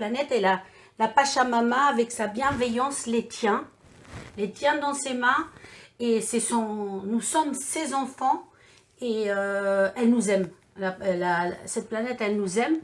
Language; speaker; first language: French; non-native, fluent; Spanish